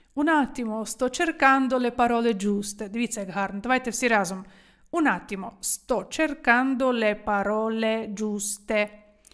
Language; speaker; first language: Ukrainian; native; Ukrainian